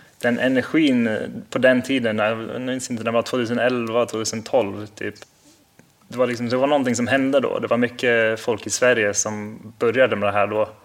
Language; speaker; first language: Swedish; early bilingual, heritage; Swedish